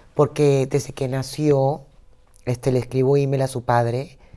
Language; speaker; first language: Spanish; native; Spanish